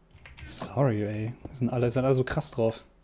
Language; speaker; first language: German; native; German